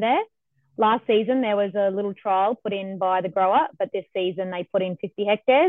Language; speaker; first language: English; native; English